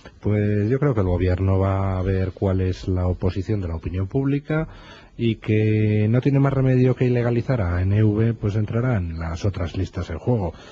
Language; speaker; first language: Spanish; native; Spanish